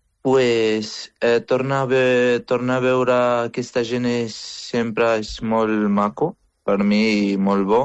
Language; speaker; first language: Catalan; non-native, fluent; Arabic